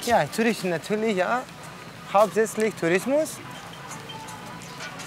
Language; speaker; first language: German; non-native, fluent; Greek